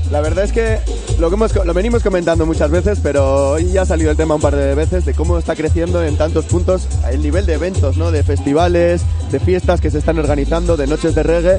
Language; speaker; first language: Spanish; native; Spanish